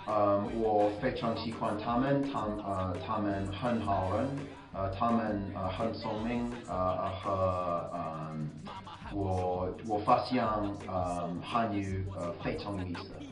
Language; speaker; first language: Chinese; non-native, learner; English